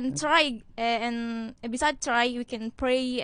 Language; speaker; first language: English; non-native, learner; Indonesian